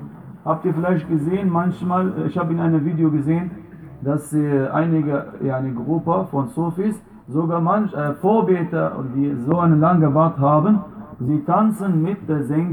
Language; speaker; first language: German; non-native, fluent; Arabic